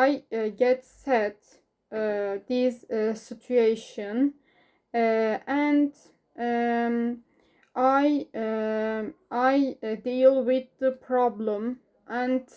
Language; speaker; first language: English; non-native, learner; Turkish